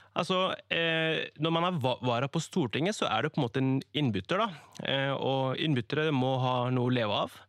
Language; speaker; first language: Norwegian; early bilingual, other home language; Kurdish